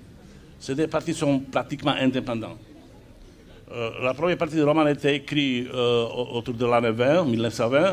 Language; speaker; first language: French; non-native, fluent; Serbian